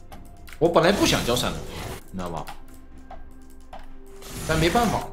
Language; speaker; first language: Chinese; native; Chinese